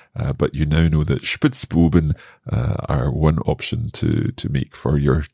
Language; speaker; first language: English; native; English